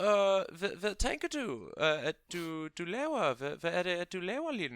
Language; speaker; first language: Danish; non-native, learner; English